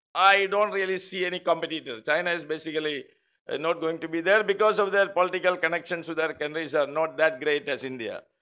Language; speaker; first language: English; non-native, local second language; Malayalam